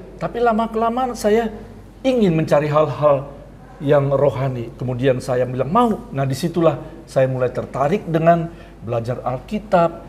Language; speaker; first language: Indonesian; native; Indonesian